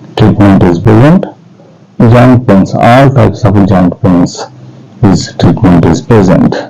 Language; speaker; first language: English; non-native, local second language; Telugu